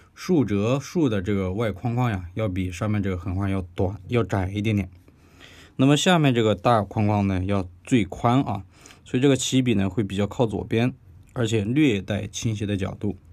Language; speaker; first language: Chinese; native; Chinese